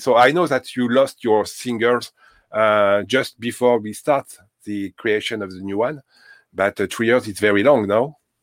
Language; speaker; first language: English; non-native, learner; French